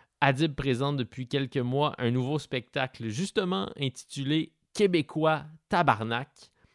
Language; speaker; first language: French; native; French